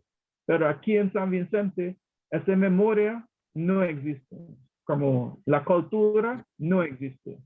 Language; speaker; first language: Spanish; non-native, learner; English